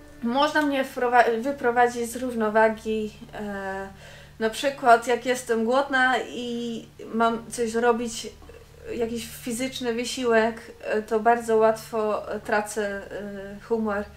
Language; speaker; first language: Polish; non-native, fluent; Dutch